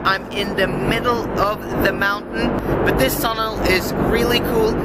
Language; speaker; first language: English; non-native, fluent; Norwegian